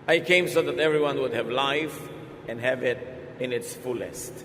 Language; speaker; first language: English; non-native, local second language; Filipino